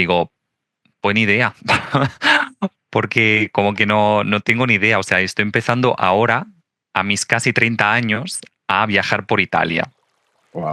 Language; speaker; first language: Spanish; non-native, fluent; Italian